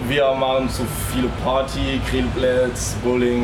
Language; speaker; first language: German; non-native, learner; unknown